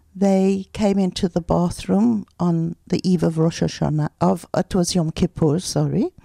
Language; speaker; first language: English; native; English